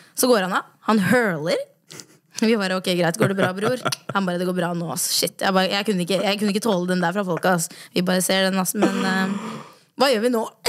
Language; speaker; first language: Norwegian; early bilingual, other home language; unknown